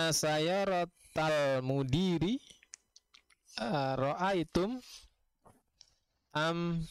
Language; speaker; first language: Arabic; non-native, learner; Indonesian